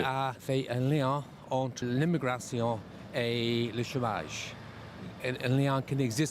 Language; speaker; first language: French; non-native, fluent; English